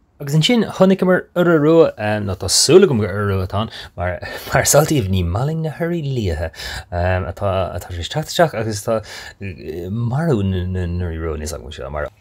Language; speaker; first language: Irish; non-native, local second language; English